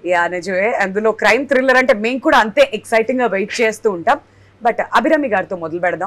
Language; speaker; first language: Telugu; native; Telugu